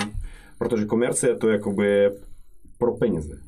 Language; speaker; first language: Czech; non-native, fluent; Russian